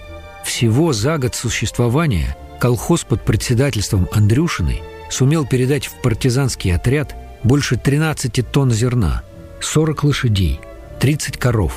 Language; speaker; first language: Russian; native; Russian